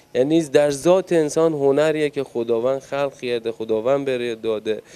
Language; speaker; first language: Persian; native; Persian